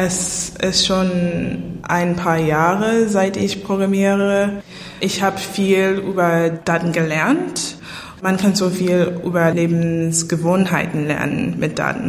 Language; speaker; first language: German; non-native, fluent; English